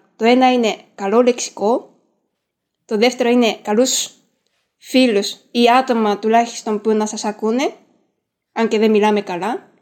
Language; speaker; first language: Greek; non-native, fluent; Japanese